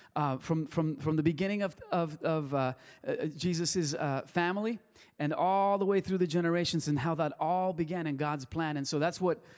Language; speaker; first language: English; early bilingual, other home language; Spanish